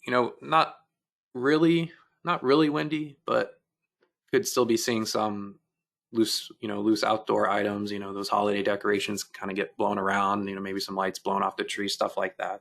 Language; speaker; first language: English; native; English